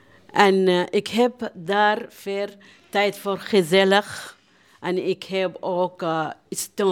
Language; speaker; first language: Dutch; non-native, learner; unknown